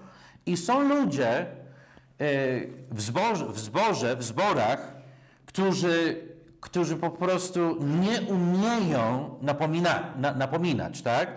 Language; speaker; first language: Polish; non-native, fluent; English